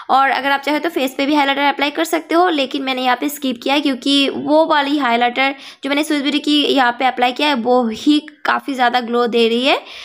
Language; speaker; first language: Hindi; non-native, local second language; Bangla